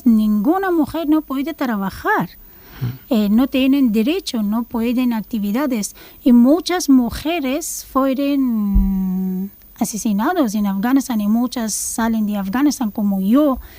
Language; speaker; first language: Spanish; non-native, learner; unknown